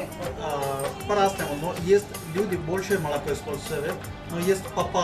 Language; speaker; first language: Russian; non-native, learner; Malayalam